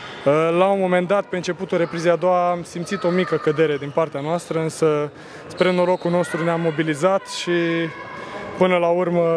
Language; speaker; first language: Romanian; native; Romanian